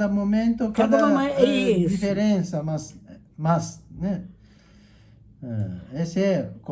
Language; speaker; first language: Portuguese; non-native, learner; Japanese